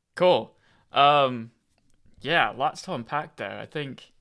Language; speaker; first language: English; native; English